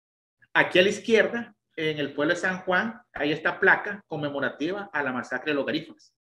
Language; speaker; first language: Spanish; native; Spanish